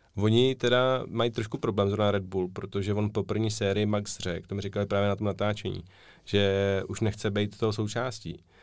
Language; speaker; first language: Czech; native; Czech